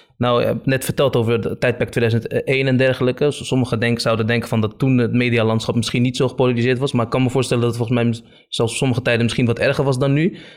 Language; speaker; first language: Dutch; early bilingual, other home language; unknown